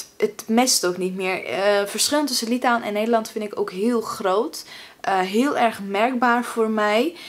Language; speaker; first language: Dutch; early bilingual, other home language; Russian